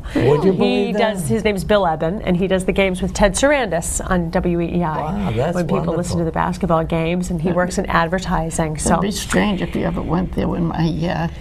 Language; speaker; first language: English; native; English